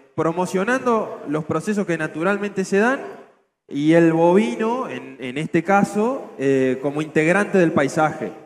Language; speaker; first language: Spanish; native; Spanish